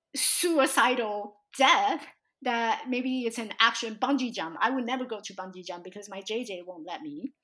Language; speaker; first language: English; early bilingual, other home language; Chinese